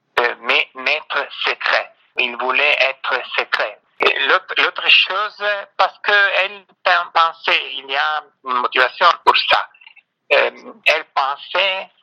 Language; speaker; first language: French; non-native, fluent; Italian